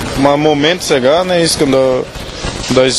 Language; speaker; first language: Bulgarian; non-native, learner; Portuguese